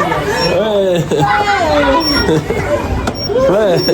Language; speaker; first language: French; native; French